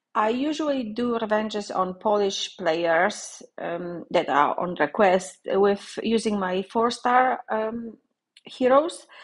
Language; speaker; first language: English; non-native, fluent; Polish